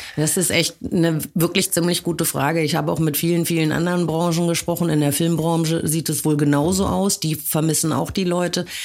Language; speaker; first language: German; native; German